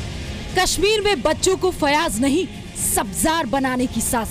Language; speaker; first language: Hindi; native; Hindi